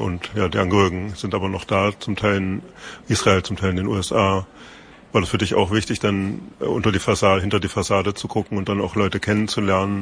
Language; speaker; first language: German; native; German